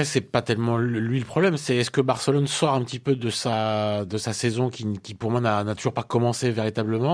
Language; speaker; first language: French; native; French